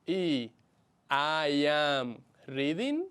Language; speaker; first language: English; non-native, fluent; Spanish